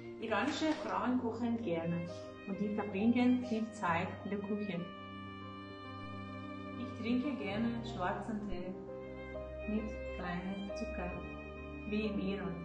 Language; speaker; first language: German; non-native, learner; Persian